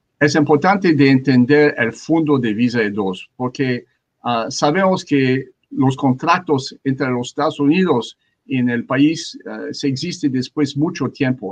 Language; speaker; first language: Spanish; non-native, learner; French